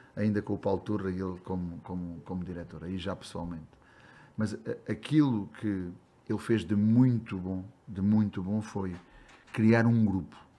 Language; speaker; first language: Portuguese; native; Portuguese